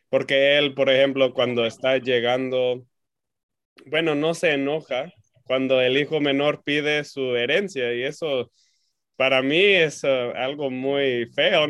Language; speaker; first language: Spanish; non-native, fluent; English